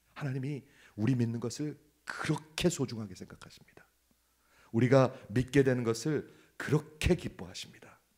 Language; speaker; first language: Korean; native; Korean